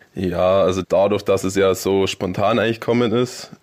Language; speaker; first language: German; native; German